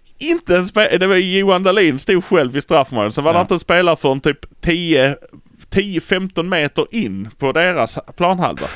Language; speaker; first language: Swedish; native; Swedish